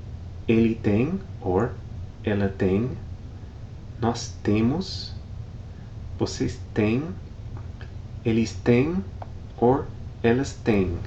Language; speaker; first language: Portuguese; non-native, fluent; English